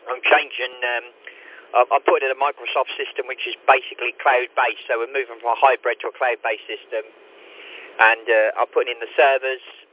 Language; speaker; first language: English; native; English